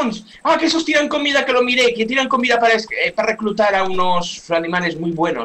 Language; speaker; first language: Spanish; native; Spanish